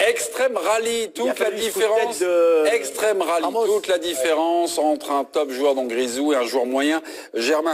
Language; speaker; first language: French; native; French